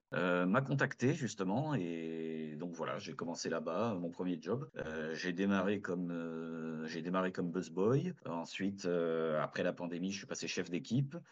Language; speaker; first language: French; native; French